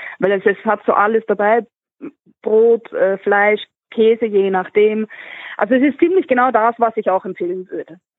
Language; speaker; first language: German; native; German